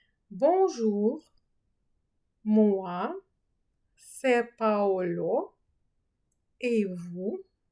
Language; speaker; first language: French; non-native, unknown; Ukrainian